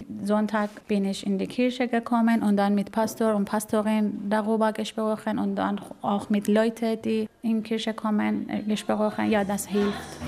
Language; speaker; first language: German; non-native, fluent; Persian